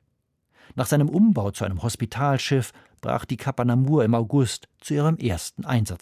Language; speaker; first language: German; native; German